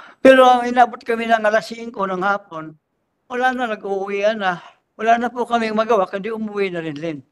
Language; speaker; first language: Filipino; native; Filipino